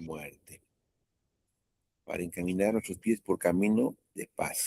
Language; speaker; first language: Spanish; native; Spanish